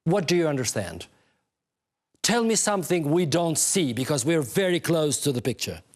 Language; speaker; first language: English; non-native, fluent; Albanian